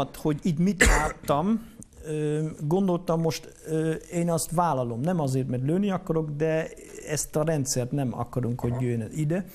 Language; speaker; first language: Hungarian; non-native, fluent; Dutch